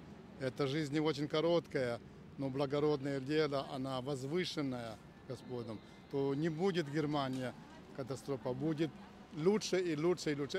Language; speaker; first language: Russian; non-native, fluent; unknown